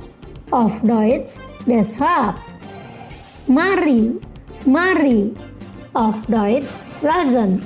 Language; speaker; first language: German; non-native, fluent; Indonesian